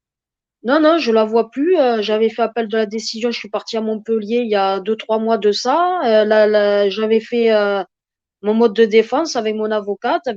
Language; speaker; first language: French; native; French